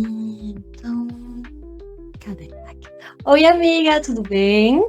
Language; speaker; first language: Portuguese; non-native, fluent; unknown